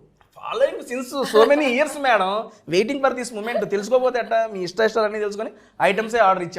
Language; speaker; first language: Telugu; native; Telugu